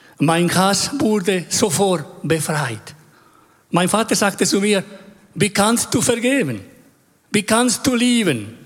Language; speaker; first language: German; non-native, fluent; Spanish